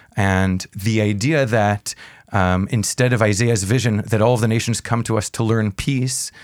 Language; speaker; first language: English; native; English